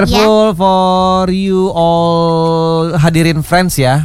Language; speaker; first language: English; non-native, learner; Indonesian